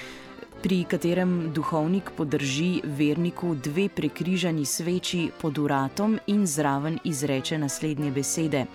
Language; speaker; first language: Slovenian; native; Slovenian